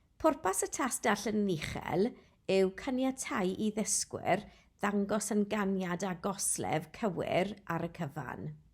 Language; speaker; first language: Welsh; non-native, local second language; English